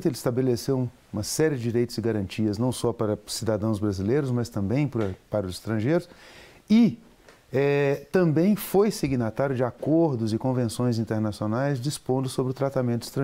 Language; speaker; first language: Portuguese; native; Portuguese